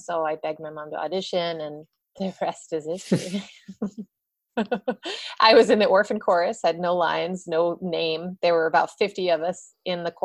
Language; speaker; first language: English; native; English